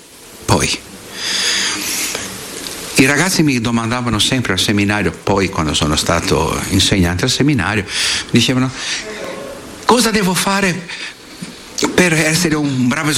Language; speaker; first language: Italian; non-native, fluent; Portuguese